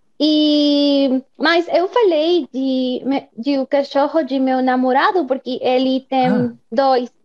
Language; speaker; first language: Portuguese; non-native, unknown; Spanish